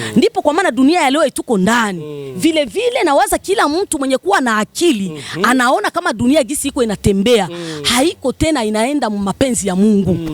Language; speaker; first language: Swahili; non-native, local second language; Rundi